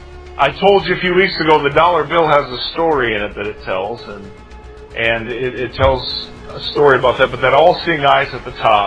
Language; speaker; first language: English; native; English